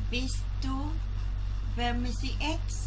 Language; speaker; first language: German; non-native, learner; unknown